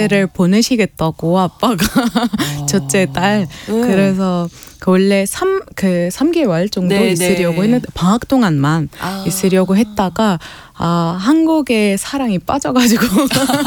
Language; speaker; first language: Korean; non-native, fluent; Arabic